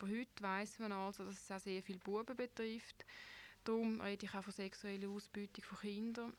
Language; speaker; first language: German; native; German